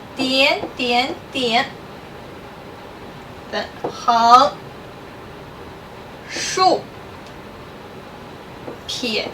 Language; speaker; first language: Chinese; non-native, fluent; English